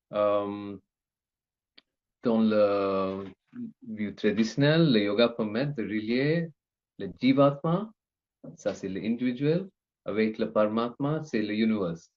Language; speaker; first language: French; non-native, learner; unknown